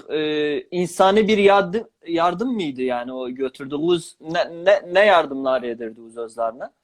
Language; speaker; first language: Turkish; native; Turkish